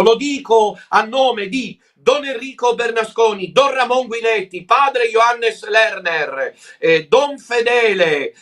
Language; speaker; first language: Italian; native; Italian